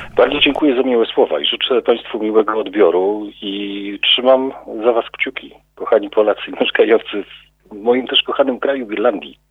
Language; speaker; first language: Polish; native; Polish